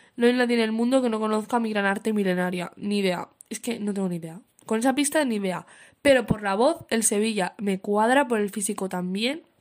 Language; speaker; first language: Spanish; native; Spanish